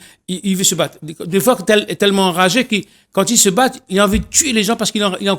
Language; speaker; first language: French; non-native, local second language; Réunion Creole French